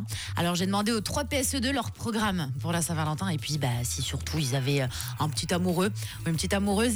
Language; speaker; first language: French; native; French